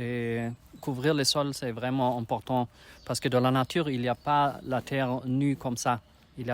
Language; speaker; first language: French; non-native, learner; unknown